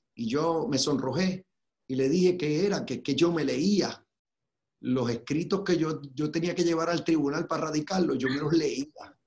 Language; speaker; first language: Spanish; native; Spanish